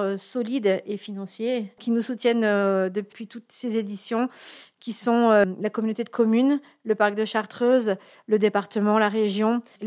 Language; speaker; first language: French; native; French